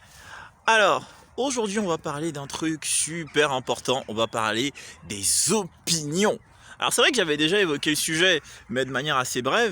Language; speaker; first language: French; native; French